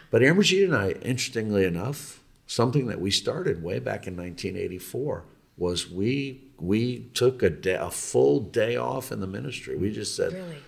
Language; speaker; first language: English; native; English